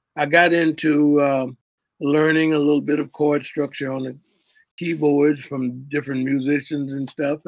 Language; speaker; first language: English; native; English